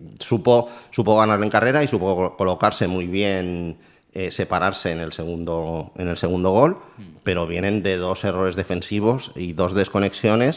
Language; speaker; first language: Spanish; native; Spanish